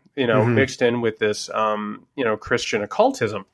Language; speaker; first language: English; native; English